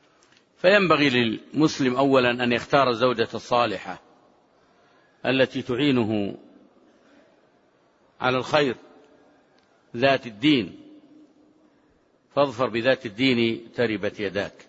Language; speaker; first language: Arabic; native; Arabic